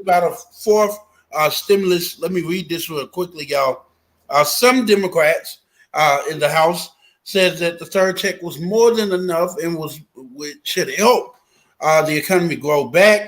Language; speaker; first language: English; native; English